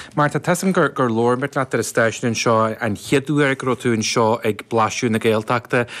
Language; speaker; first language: Irish; native; Irish